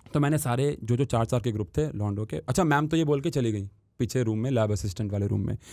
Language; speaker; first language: Hindi; native; Hindi